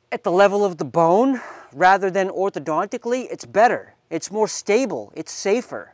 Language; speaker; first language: English; native; English